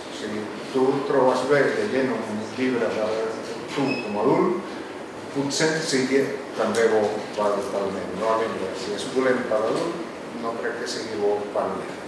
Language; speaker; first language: Catalan; non-native, fluent; Spanish